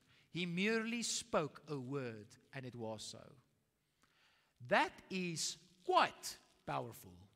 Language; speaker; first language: English; non-native, local second language; Afrikaans